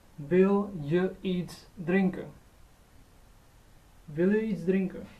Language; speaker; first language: Dutch; non-native, learner; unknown